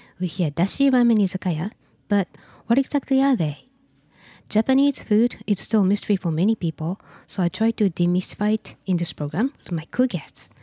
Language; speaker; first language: English; non-native, fluent; Japanese